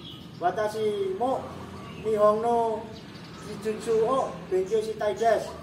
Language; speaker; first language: Japanese; non-native, learner; Indonesian